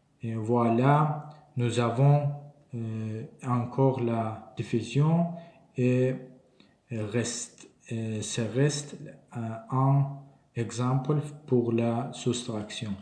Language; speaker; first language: French; non-native, learner; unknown